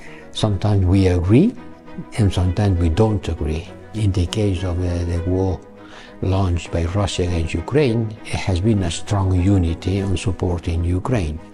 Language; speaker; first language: English; non-native, fluent; Catalan